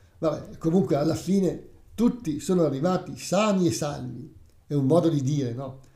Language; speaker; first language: Italian; native; Italian